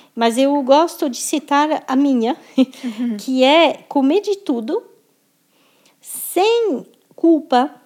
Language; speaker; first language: Portuguese; non-native, fluent; French